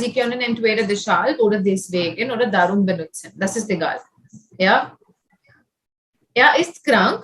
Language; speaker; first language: German; non-native, fluent; Hindi